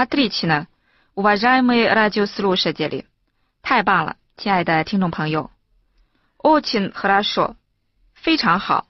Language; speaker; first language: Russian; non-native, fluent; Chinese